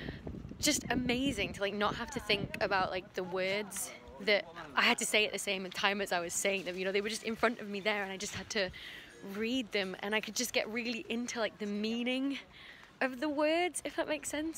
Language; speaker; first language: English; native; English